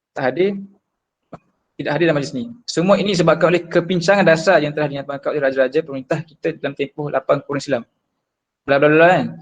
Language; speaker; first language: Malay; native; Malay